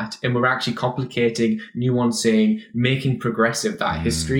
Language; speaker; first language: English; native; English